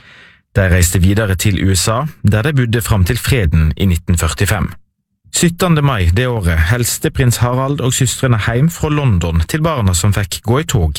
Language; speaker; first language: Norwegian; native; Norwegian